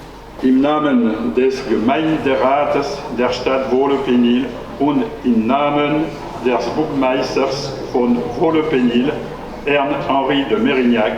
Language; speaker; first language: German; non-native, learner; French